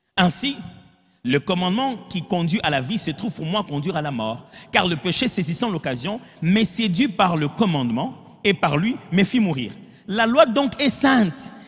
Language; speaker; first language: French; non-native, local second language; Lingala